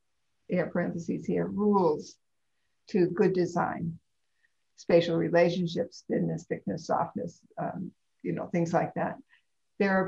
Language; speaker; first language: English; native; English